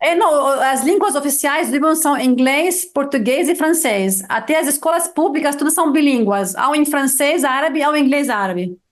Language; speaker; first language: Portuguese; non-native, fluent; Arabic